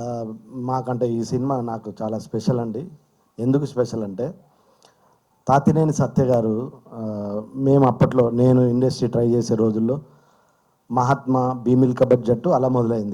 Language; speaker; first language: Telugu; native; Telugu